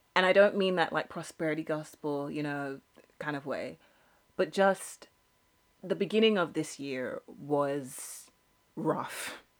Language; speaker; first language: English; native; English